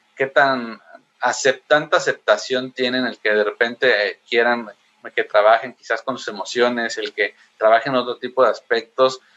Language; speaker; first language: Spanish; native; Spanish